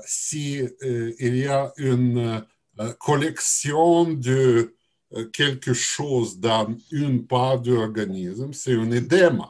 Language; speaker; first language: French; non-native, learner; Russian